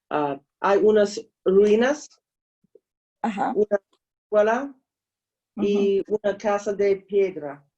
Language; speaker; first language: Spanish; non-native, learner; English